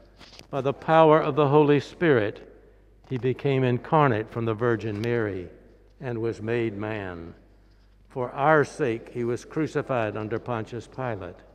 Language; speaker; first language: English; native; English